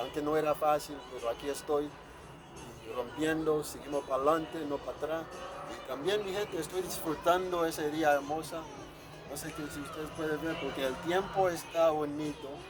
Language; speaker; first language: Spanish; non-native, fluent; Haitian Creole